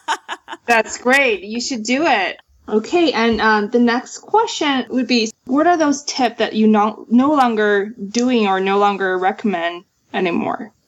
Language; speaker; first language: English; non-native, fluent; Chinese